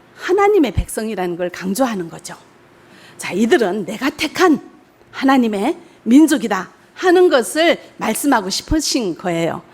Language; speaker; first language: Korean; native; Korean